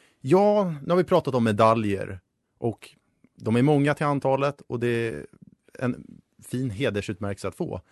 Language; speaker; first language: Swedish; native; Swedish